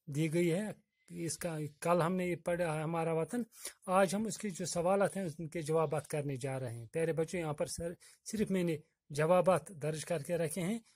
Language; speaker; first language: Urdu; non-native, local second language; Kashmiri